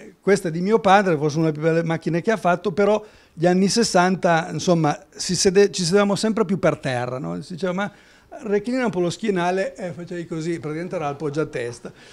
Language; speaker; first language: Italian; native; Italian